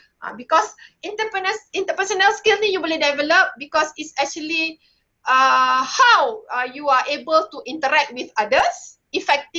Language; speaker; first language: English; non-native, fluent; Malay